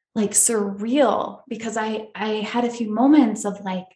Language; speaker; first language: English; native; English